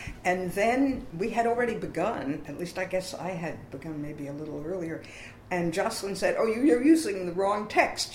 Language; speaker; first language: English; native; English